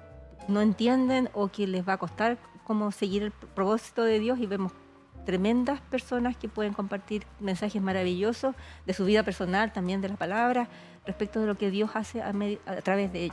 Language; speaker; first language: Spanish; native; Spanish